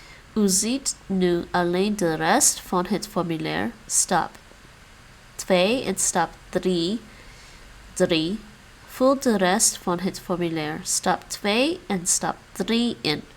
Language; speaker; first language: Dutch; non-native, learner; English